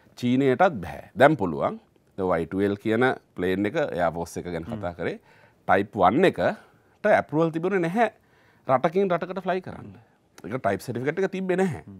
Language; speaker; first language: Sinhala; native; Sinhala